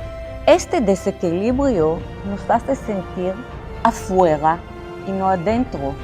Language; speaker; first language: Spanish; non-native, fluent; Hebrew